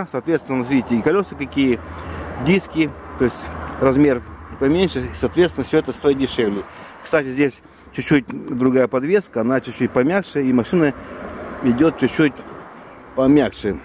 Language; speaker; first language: Russian; native; Russian